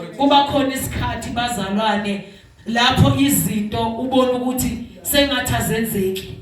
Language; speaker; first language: Zulu; non-native, local second language; Xhosa